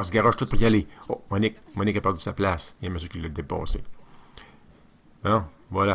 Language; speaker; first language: French; native; French